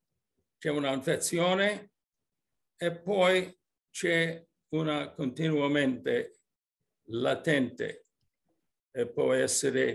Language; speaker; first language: Italian; early bilingual, heritage; English